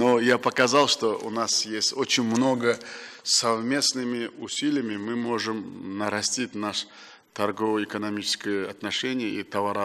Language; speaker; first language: Russian; non-native, local second language; Uzbek